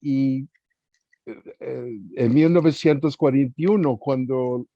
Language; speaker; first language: Spanish; early bilingual, heritage; Spanish